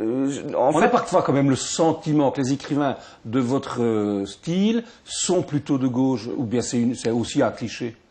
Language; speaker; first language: French; native; French